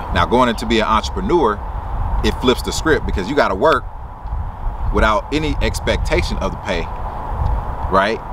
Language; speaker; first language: English; native; English